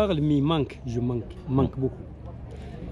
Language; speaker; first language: French; non-native, learner; Arabic